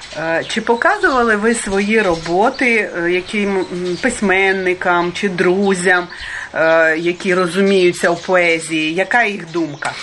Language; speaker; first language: Ukrainian; early bilingual, heritage; Ukrainian